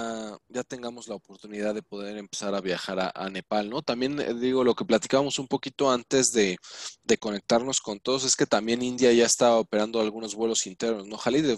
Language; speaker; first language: Spanish; native; Spanish